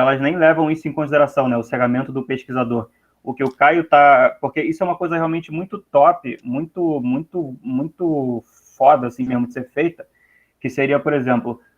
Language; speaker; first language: Portuguese; native; Portuguese